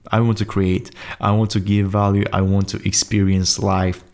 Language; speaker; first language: English; non-native, fluent; Polish